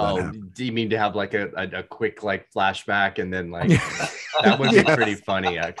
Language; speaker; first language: English; native; English